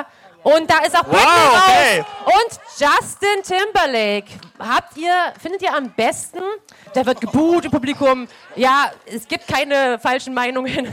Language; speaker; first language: German; native; German